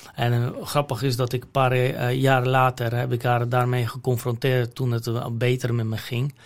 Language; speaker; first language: Dutch; non-native, fluent; Polish